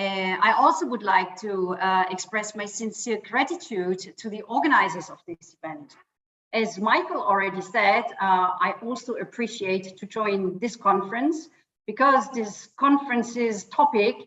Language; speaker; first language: English; non-native, fluent; German